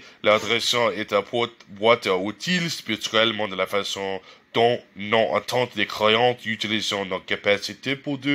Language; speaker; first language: French; non-native, learner; English